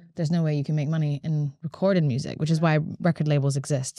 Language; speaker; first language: English; non-native, fluent; Latvian